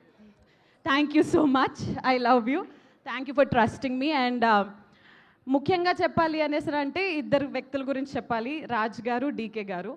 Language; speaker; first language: Telugu; native; Telugu